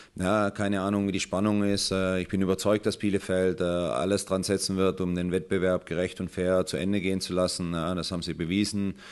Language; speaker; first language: German; native; German